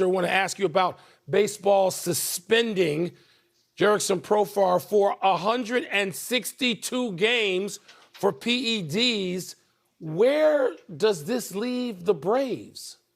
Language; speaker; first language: English; native; English